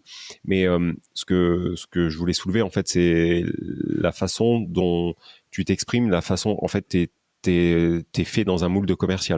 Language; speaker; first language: French; native; French